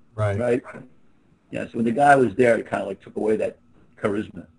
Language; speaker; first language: English; native; English